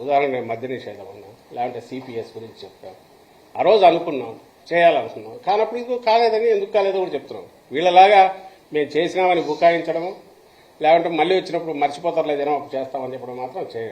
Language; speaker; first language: Telugu; native; Telugu